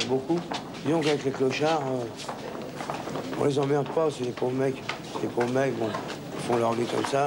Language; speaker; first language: French; native; French